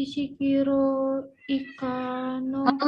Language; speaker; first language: Japanese; non-native, learner; Indonesian